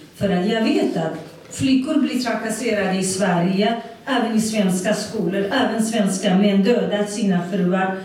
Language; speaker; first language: Swedish; non-native, fluent; Kurdish